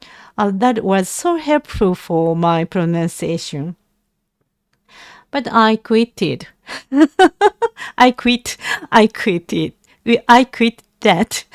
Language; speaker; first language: English; non-native, learner; Japanese